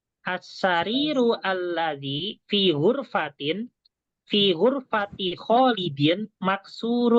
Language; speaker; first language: Arabic; non-native, fluent; Indonesian